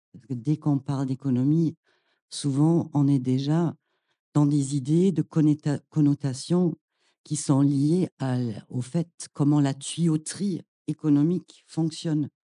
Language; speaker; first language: French; non-native, fluent; German